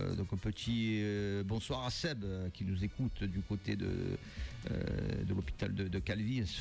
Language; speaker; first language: French; native; French